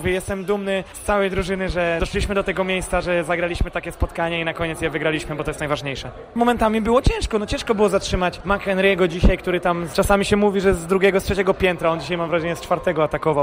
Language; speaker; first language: Polish; native; Polish